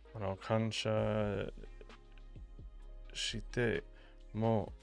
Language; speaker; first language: Japanese; non-native, learner; English